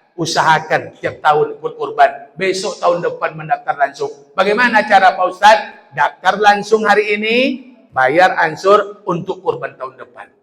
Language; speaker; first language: Malay; native; Malay